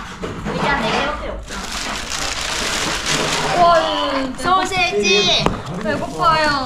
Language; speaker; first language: Korean; non-native, learner; Vietnamese